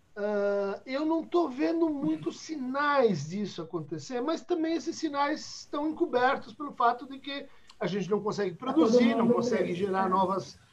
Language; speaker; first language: Portuguese; native; Portuguese